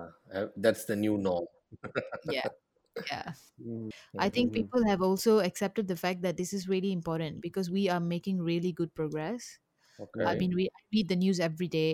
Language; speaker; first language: English; native; English